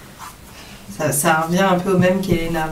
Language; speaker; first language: French; native; French